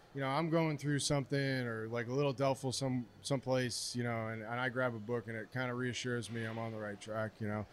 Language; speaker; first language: English; native; English